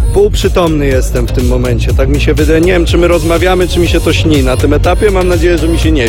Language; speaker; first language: Polish; native; Polish